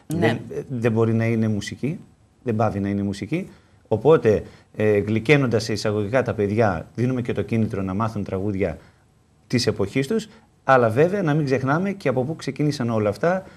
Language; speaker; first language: Greek; native; Greek